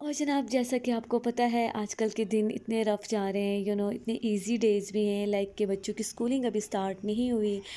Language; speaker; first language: Hindi; native; Hindi